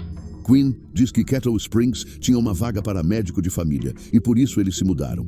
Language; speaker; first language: Portuguese; native; Portuguese